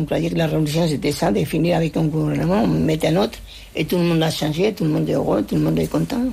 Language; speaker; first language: French; non-native, fluent; Spanish